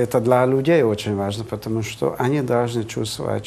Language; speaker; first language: Russian; non-native, fluent; Hungarian